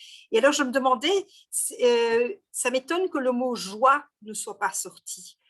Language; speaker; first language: French; native; French